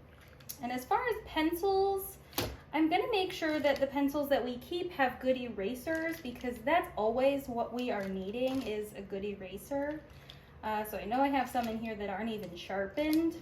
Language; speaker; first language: English; native; English